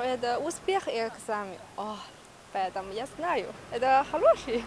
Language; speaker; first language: Russian; non-native, learner; Chinese